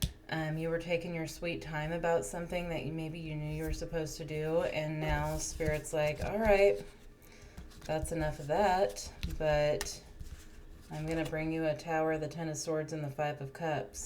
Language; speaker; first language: English; native; English